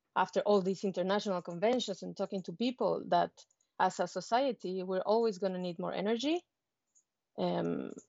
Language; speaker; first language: English; non-native, fluent; Spanish